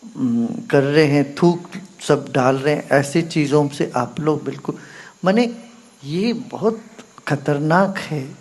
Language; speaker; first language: Hindi; non-native, local second language; Kannada